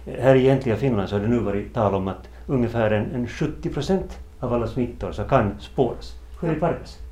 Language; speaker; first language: Swedish; native; Swedish